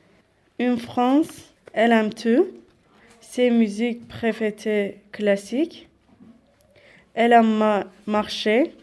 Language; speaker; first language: French; non-native, learner; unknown